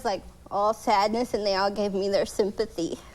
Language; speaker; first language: English; native; English